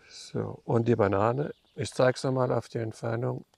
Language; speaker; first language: German; native; German